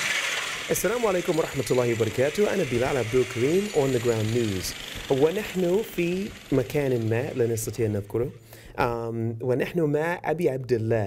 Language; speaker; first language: Arabic; non-native, learner; English